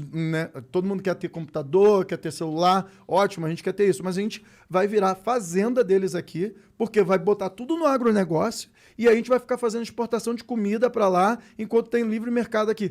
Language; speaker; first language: Portuguese; native; Portuguese